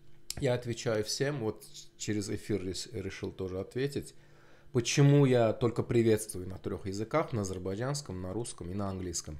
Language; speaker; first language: Russian; non-native, local second language; Azerbaijani